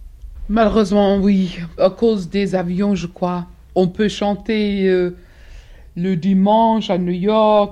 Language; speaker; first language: French; non-native, fluent; English